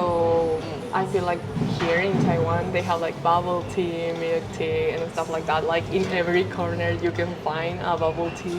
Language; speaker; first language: English; non-native, fluent; Spanish